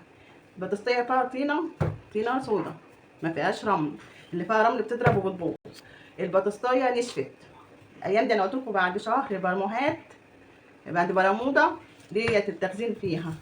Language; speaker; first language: Arabic; native; Arabic